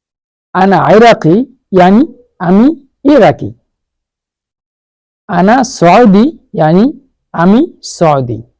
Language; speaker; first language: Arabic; non-native, fluent; Bangla